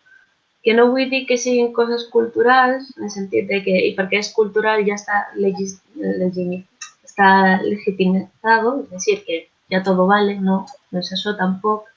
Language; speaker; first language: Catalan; non-native, local second language; Spanish